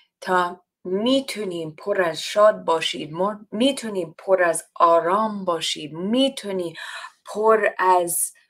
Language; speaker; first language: Persian; non-native, fluent; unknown